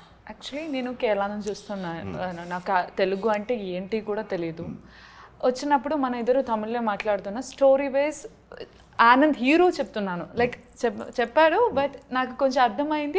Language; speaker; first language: Telugu; non-native, learner; Malayalam